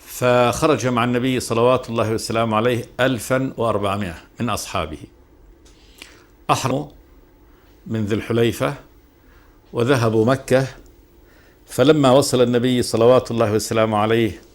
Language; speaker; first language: Arabic; native; Arabic